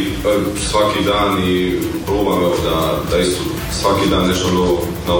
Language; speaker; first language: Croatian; early bilingual, heritage; Croatian